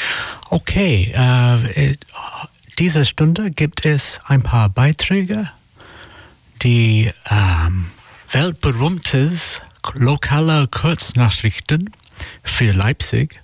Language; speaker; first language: German; non-native, learner; English